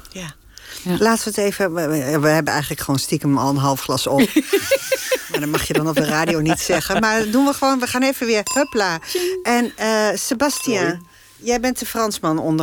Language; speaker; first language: Dutch; native; Dutch